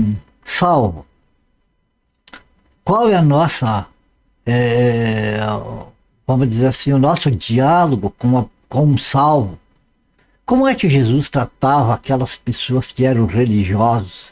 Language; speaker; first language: Portuguese; native; Portuguese